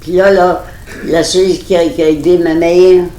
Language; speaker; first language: French; native; French